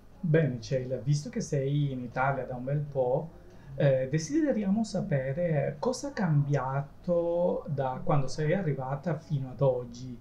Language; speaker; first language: Italian; non-native, fluent; Spanish